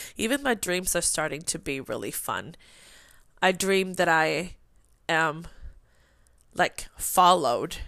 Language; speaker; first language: English; non-native, fluent; Swedish